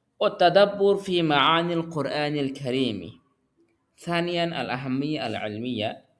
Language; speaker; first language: Arabic; non-native, fluent; Bangla